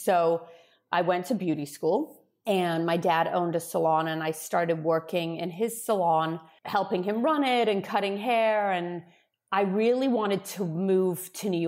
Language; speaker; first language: English; native; English